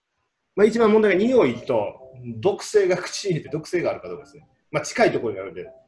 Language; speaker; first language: Japanese; native; Japanese